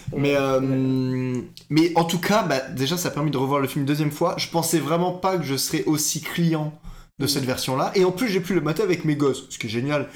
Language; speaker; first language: French; native; French